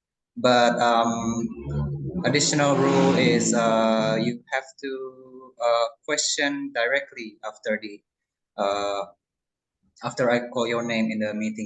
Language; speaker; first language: English; non-native, local second language; Indonesian